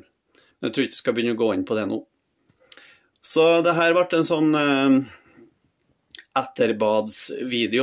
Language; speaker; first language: Norwegian; native; Norwegian